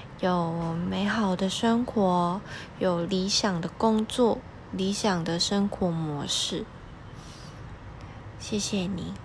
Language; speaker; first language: Chinese; non-native, local second language; Cantonese